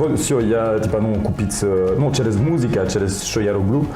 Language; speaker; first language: Ukrainian; non-native, learner; French